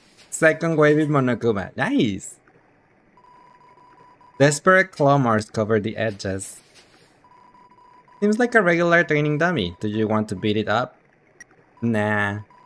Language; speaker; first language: English; non-native, fluent; Spanish